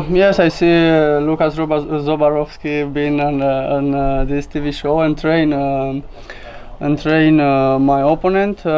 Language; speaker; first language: English; non-native, learner; Romanian